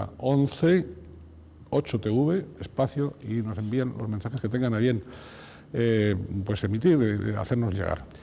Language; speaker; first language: Spanish; native; Spanish